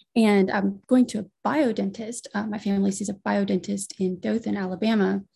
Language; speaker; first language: English; native; English